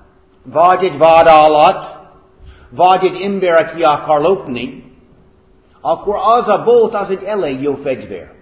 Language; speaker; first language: Hungarian; non-native, fluent; English